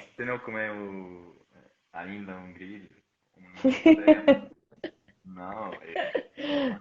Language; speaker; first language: Portuguese; non-native, fluent; Spanish